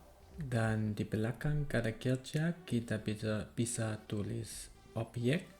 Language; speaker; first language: Indonesian; non-native, fluent; German